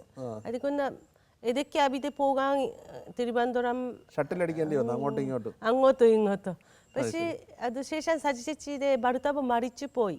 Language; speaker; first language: Malayalam; non-native, learner; Japanese